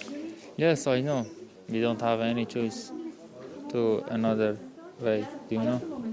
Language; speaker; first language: English; non-native, learner; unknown